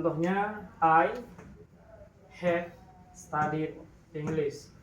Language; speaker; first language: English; non-native, learner; Indonesian